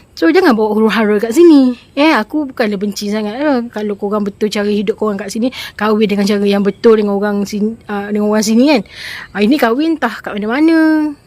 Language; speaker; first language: Malay; native; Malay